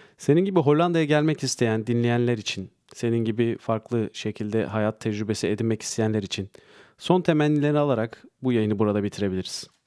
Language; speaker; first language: Turkish; native; Turkish